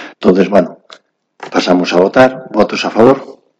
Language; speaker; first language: Spanish; non-native, local second language; Galician